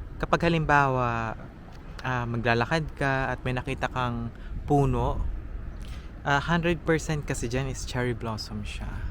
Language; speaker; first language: Filipino; native; Filipino